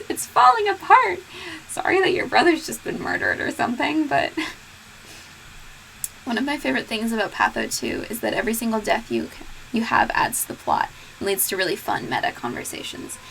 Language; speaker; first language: English; native; English